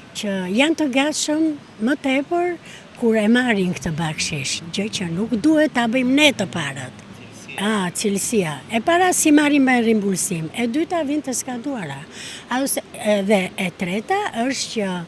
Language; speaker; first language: Albanian; native; Albanian